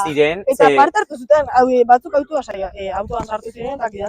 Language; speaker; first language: Basque; native; Basque